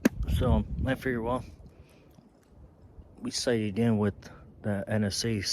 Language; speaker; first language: English; native; English